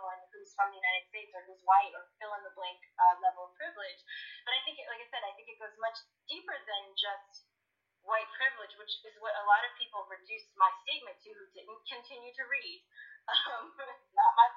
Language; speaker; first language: English; native; English